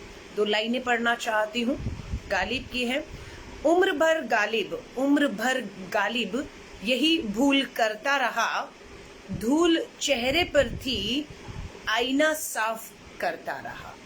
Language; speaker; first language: Hindi; native; Hindi